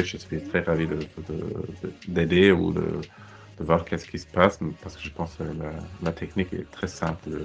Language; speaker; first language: French; non-native, fluent; German